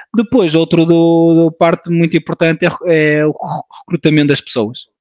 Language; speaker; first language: Portuguese; early bilingual, heritage; French